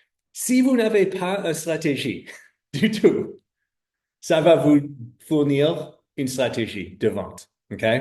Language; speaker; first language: French; non-native, fluent; English